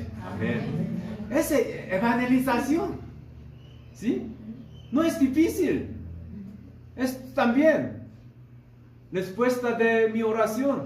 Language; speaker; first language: Spanish; non-native, fluent; Korean